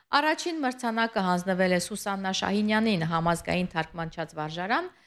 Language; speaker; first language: Armenian; native; Armenian